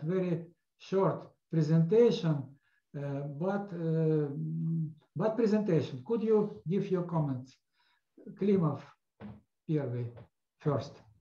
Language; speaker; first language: English; non-native, learner; Russian